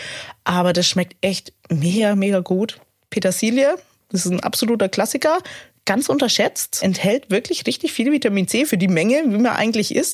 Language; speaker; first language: German; native; German